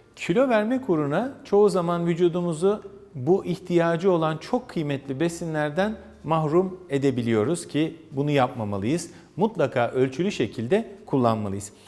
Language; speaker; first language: Turkish; native; Turkish